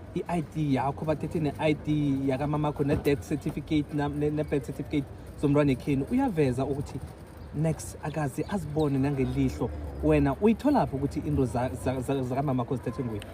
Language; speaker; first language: Zulu; non-native, local second language; South Ndebele